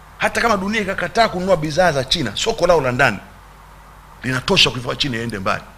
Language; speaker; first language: Swahili; native; Swahili